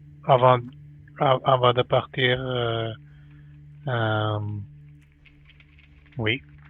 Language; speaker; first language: French; non-native, learner; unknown